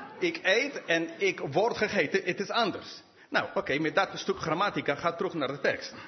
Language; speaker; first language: Dutch; non-native, fluent; English